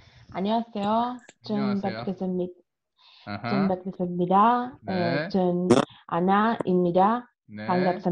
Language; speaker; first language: Korean; non-native, learner; Spanish